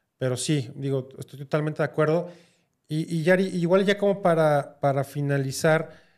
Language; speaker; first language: Spanish; native; Spanish